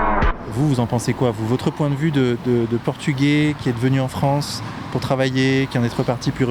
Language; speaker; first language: French; native; French